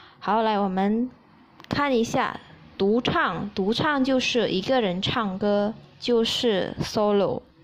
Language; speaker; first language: Chinese; early bilingual, heritage; Chinese